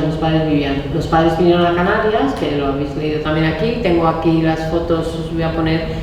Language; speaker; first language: Spanish; native; Spanish